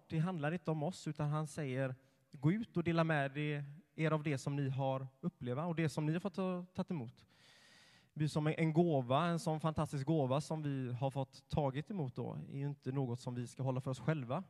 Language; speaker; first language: Swedish; native; Swedish